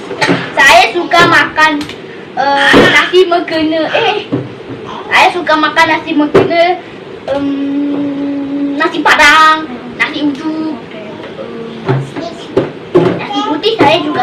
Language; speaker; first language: Indonesian; early bilingual, heritage; Indonesian